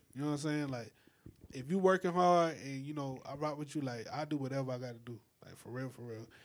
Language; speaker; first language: English; native; English